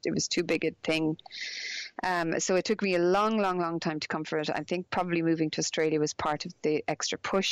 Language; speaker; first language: English; native; English